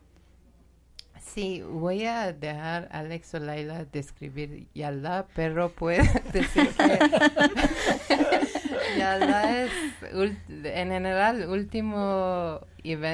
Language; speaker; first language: Spanish; non-native, learner; Persian